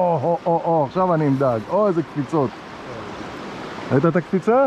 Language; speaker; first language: Hebrew; native; Hebrew